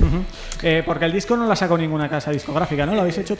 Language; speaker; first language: Spanish; native; Spanish